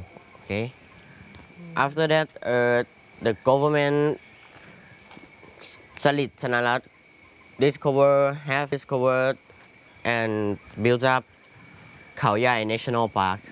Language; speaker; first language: English; non-native, learner; Thai